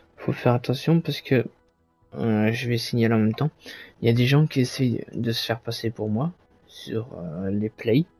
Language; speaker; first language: French; native; French